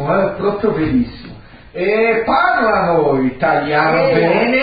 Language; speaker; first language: Italian; early bilingual, heritage; Italian